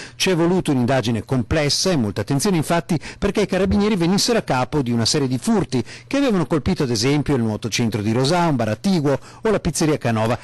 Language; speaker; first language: Italian; native; Italian